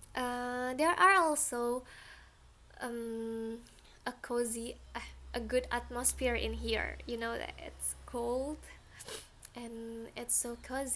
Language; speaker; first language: English; non-native, learner; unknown